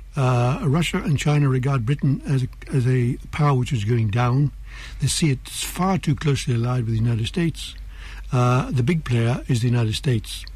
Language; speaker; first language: English; native; English